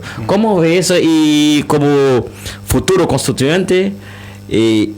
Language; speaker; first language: Spanish; non-native, learner; Haitian Creole